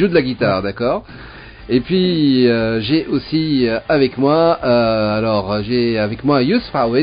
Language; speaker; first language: French; non-native, local second language; Arabic